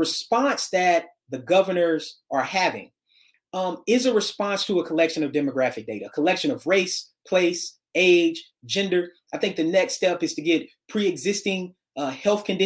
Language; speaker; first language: English; native; English